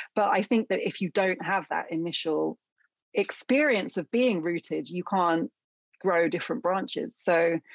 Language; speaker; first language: English; early bilingual, other home language; Akan